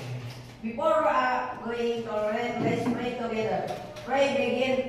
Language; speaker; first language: English; non-native, learner; Indonesian